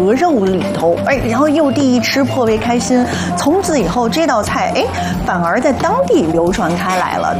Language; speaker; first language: Chinese; native; Chinese